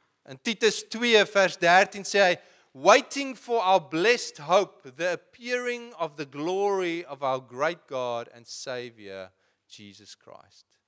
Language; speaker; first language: English; non-native, local second language; Afrikaans